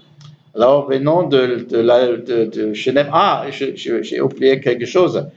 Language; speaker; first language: French; non-native, learner; German